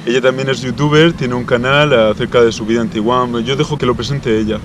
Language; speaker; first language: Spanish; native; Spanish